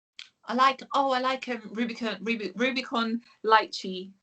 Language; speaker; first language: English; native; English